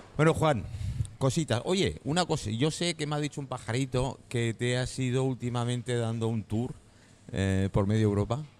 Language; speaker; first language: Spanish; non-native, fluent; English